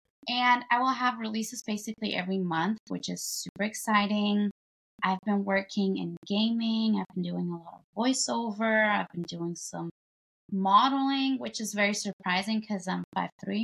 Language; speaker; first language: English; non-native, fluent; Bulgarian